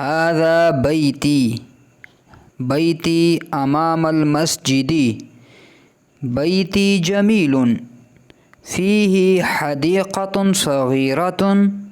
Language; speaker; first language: Arabic; non-native, fluent; Urdu